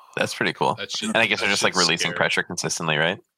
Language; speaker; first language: English; non-native, fluent; Polish